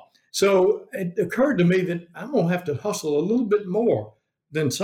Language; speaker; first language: English; native; English